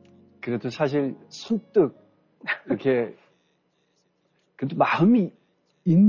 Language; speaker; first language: Korean; native; Korean